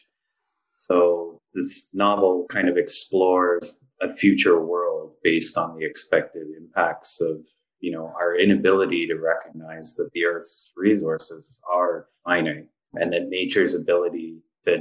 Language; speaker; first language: English; native; English